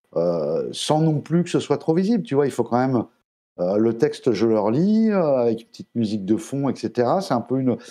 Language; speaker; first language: French; native; French